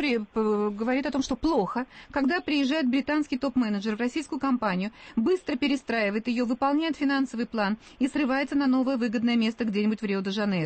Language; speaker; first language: Russian; native; Russian